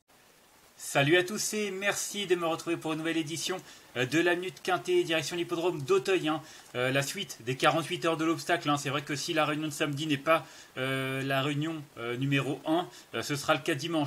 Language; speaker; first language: French; native; French